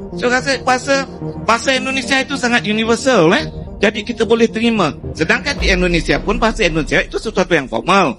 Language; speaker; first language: Malay; native; Malay